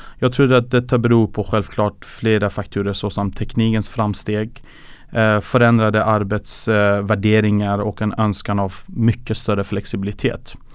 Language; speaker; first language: Swedish; early bilingual, other home language; Persian